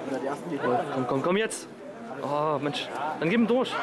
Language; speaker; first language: German; native; German